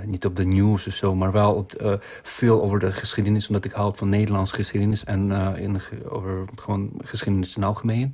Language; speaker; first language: Dutch; non-native, fluent; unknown